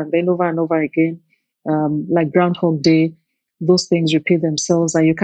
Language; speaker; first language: English; non-native, local second language; Yoruba